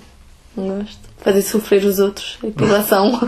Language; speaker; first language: Portuguese; early bilingual, heritage; Portuguese